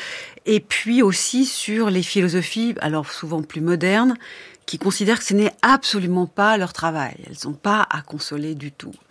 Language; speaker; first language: French; native; French